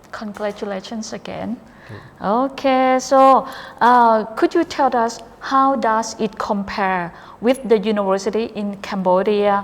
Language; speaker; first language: English; non-native, fluent; Thai